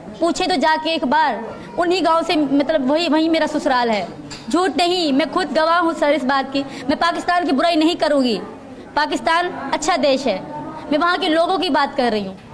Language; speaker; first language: Urdu; non-native, local second language; Sindhi